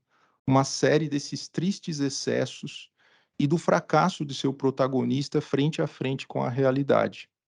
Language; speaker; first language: Portuguese; native; Portuguese